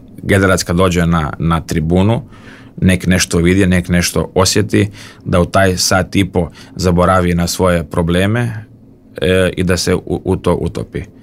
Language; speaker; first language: Serbian; early bilingual, heritage; Bosnian